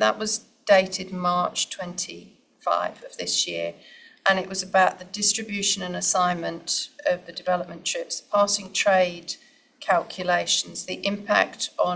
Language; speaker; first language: English; native; English